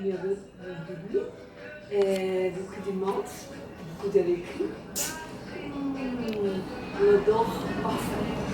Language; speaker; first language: French; non-native, learner; Portuguese